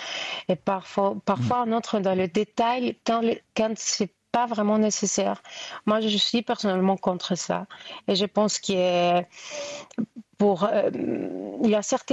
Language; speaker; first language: French; non-native, fluent; Greek